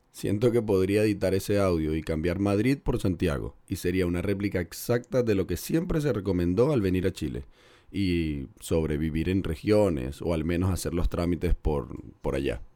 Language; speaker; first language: Spanish; native; Spanish